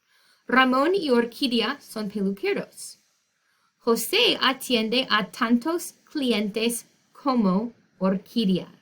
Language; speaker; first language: Spanish; non-native, fluent; English